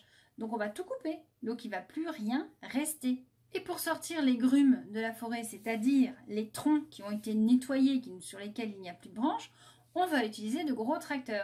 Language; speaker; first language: French; native; French